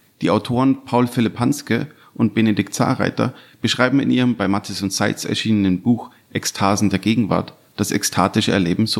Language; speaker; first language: German; native; German